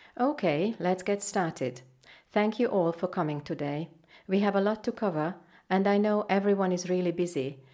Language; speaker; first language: English; non-native, fluent; Hungarian